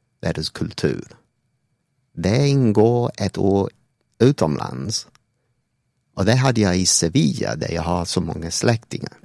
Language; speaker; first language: Swedish; non-native, fluent; English